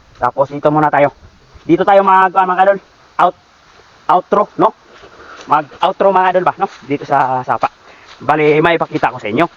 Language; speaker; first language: Filipino; non-native, local second language; Cebuano